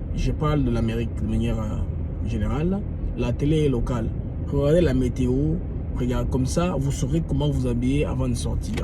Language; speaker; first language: French; non-native, local second language; Lingala